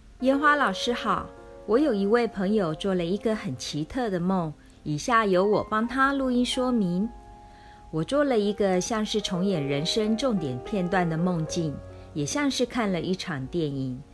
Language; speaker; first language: Chinese; native; Chinese